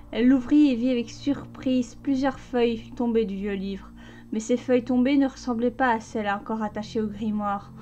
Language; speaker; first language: French; native; French